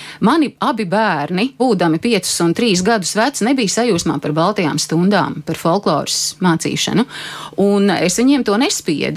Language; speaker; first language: Latvian; native; Latvian